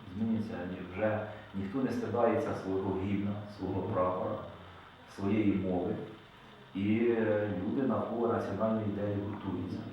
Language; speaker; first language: Ukrainian; native; Ukrainian